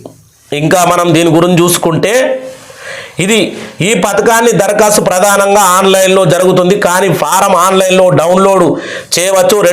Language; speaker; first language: Telugu; native; Telugu